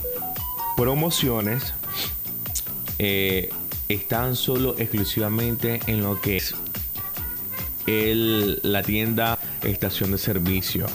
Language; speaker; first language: Spanish; native; Spanish